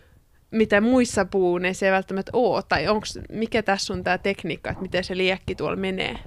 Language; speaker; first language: Finnish; native; Finnish